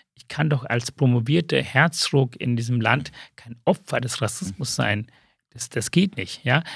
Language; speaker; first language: German; early bilingual, other home language; Sinhala